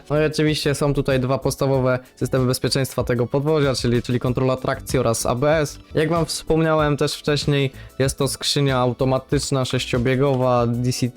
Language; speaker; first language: Polish; native; Polish